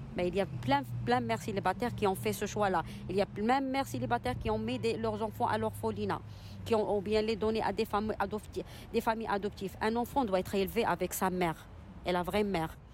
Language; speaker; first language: French; non-native, local second language; Arabic